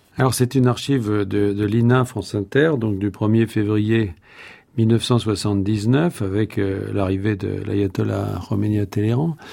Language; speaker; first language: French; native; French